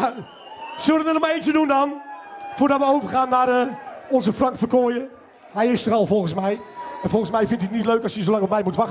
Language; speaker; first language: Dutch; native; Dutch